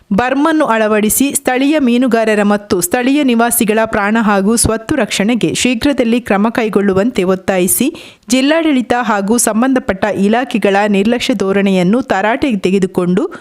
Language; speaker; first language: Kannada; native; Kannada